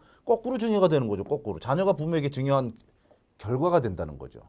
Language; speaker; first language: Korean; native; Korean